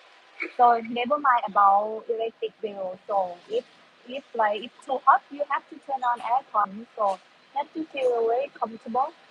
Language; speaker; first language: English; non-native, learner; Thai